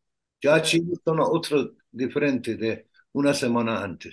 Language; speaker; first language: Spanish; non-native, learner; Persian